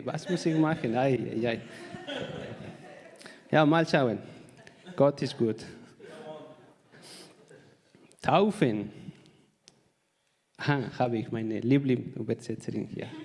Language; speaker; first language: German; non-native, learner; Spanish